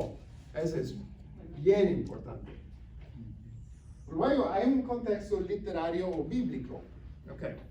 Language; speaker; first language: Spanish; non-native, fluent; English